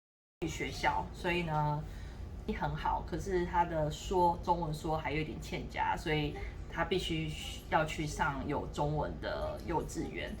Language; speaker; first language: Chinese; non-native, local second language; Korean